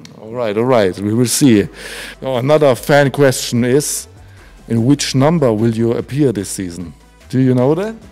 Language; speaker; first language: English; non-native, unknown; German